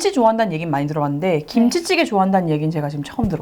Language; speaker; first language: Korean; native; Korean